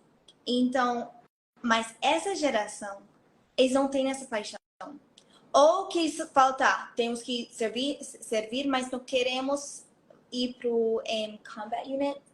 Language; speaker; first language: Portuguese; non-native, fluent; Hebrew